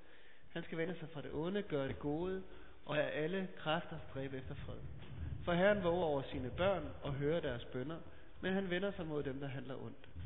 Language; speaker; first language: Danish; native; Danish